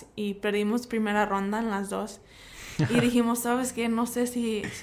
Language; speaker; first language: Spanish; early bilingual, heritage; Spanish